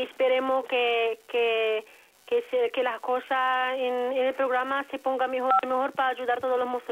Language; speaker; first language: Spanish; non-native, fluent; Arabic